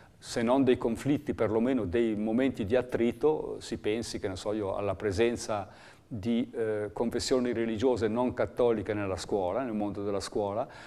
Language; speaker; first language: Italian; native; Italian